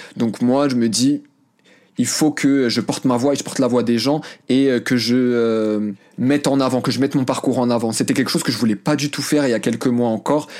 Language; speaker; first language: French; early bilingual, other home language; Arabic